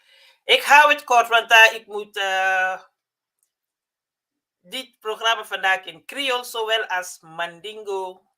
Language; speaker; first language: Dutch; non-native, fluent; Mandingo